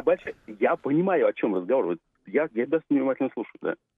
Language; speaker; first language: Russian; native; Russian